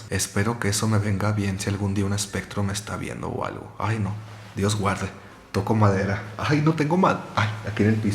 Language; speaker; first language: Spanish; native; Spanish